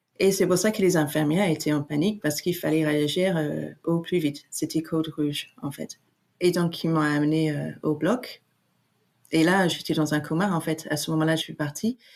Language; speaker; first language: French; non-native, fluent; English